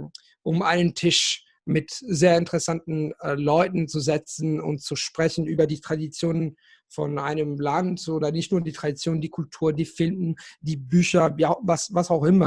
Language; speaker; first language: German; non-native, fluent; Italian